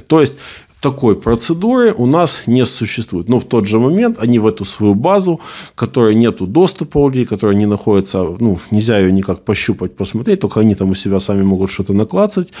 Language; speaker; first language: Russian; native; Russian